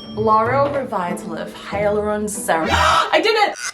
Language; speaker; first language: English; non-native, fluent; Thai